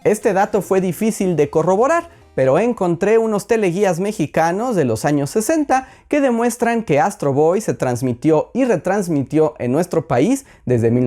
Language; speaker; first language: Spanish; native; Spanish